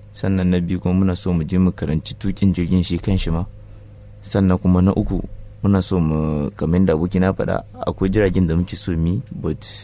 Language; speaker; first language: Hausa; native; Hausa